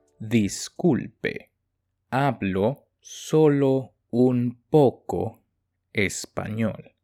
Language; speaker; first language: Spanish; non-native, fluent; Chinese